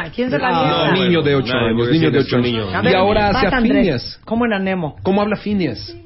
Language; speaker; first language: Spanish; native; Spanish